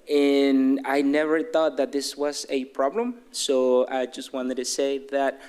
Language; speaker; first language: English; non-native, fluent; Spanish